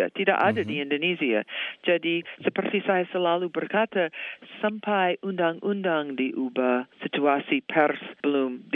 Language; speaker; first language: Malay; non-native, fluent; English